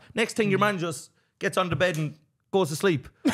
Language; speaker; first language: English; native; English